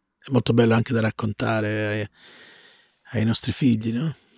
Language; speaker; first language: Italian; native; Italian